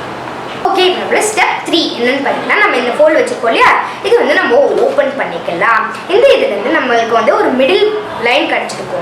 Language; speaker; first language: Tamil; native; Tamil